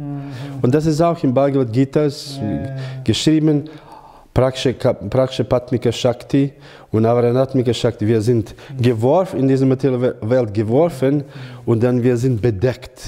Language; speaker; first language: German; non-native, learner; Croatian